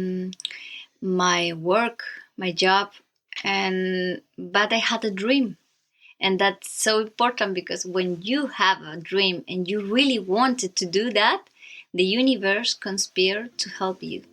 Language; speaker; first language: English; non-native, learner; Spanish